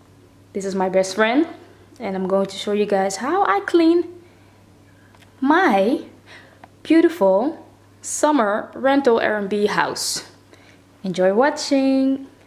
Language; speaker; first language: English; non-native, fluent; Dutch